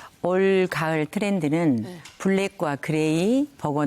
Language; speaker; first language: Korean; native; Korean